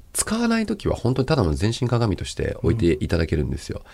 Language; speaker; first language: Japanese; early bilingual, other home language; Chinese